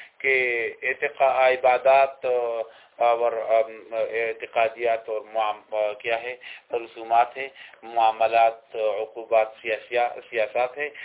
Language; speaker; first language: Urdu; non-native, local second language; Pashto